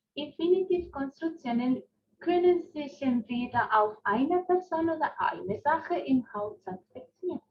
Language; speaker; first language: German; non-native, fluent; Spanish